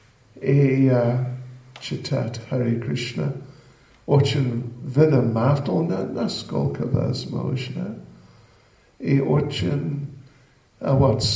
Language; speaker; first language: Russian; non-native, learner; English